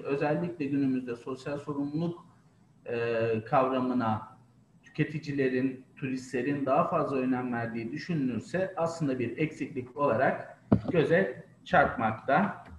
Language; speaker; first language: Turkish; native; Turkish